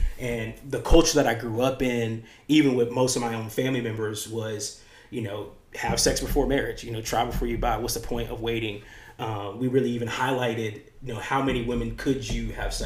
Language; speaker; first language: English; native; English